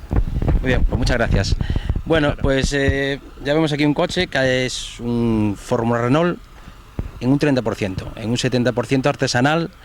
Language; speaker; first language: Spanish; native; Spanish